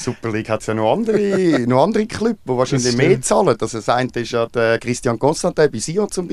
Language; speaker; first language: German; native; German